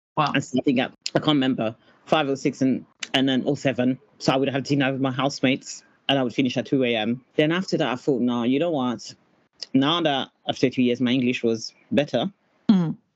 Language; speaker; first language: English; non-native, fluent; French